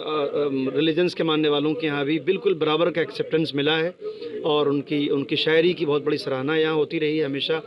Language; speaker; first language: Urdu; native; Urdu